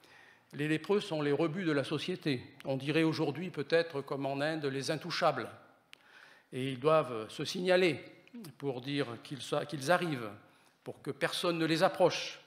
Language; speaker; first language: French; native; French